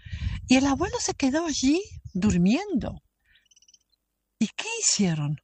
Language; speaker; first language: Spanish; non-native, fluent; German